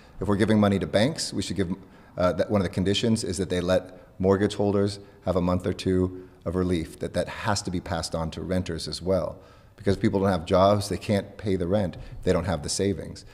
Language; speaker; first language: English; native; English